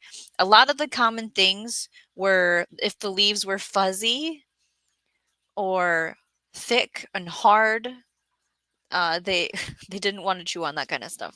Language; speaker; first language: English; native; English